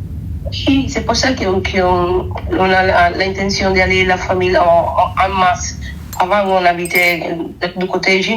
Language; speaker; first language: French; non-native, fluent; Spanish